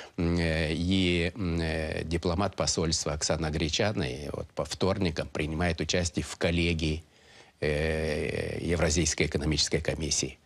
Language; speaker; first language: Russian; non-native, local second language; Romanian